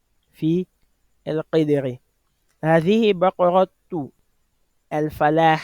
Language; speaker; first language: Arabic; non-native, fluent; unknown